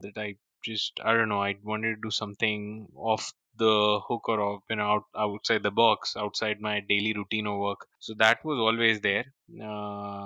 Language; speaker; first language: English; non-native, local second language; Hindi